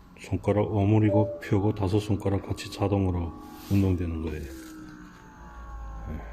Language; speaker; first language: Korean; native; Korean